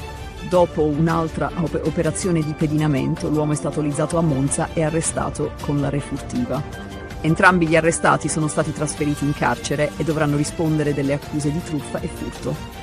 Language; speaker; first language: Italian; native; Italian